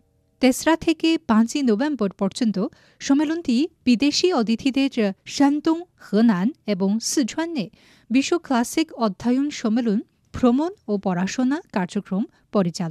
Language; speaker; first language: Bangla; non-native, fluent; Chinese